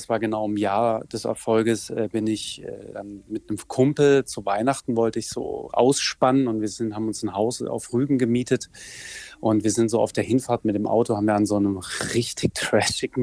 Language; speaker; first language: German; native; German